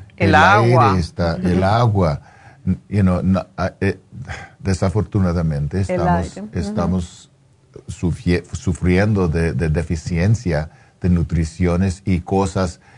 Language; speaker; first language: Spanish; early bilingual, heritage; Spanish